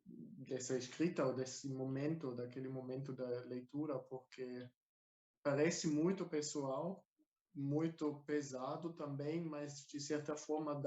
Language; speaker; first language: Portuguese; non-native, fluent; German